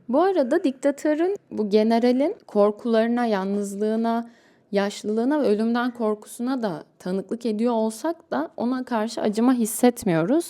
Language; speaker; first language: Turkish; native; Turkish